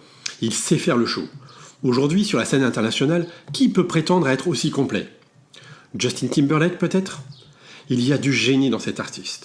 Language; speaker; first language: French; native; French